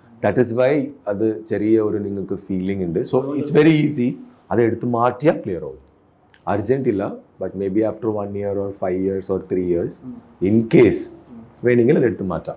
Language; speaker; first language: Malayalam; non-native, local second language; Tamil